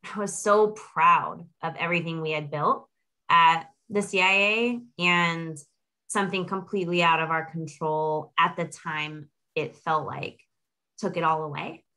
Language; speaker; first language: English; native; English